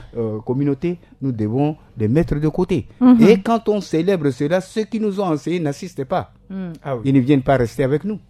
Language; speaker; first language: French; non-native, local second language; Sango